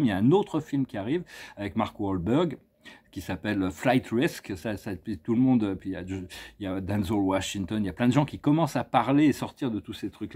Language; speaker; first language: French; native; French